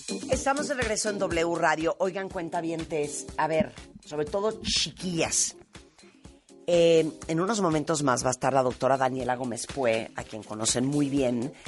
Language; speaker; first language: Spanish; native; Spanish